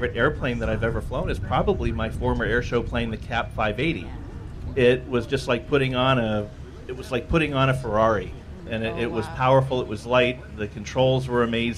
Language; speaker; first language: English; native; English